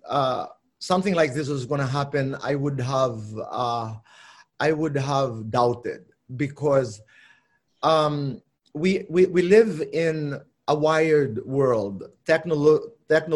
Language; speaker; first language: English; non-native, local second language; Filipino